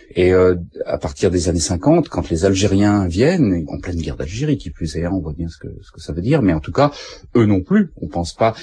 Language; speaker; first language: French; native; French